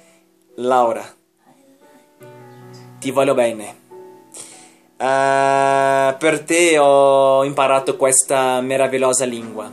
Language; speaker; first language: Italian; non-native, learner; Portuguese